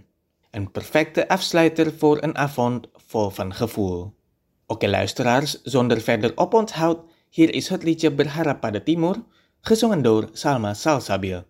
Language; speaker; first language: Dutch; non-native, fluent; Indonesian